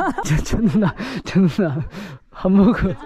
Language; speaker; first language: Korean; native; Korean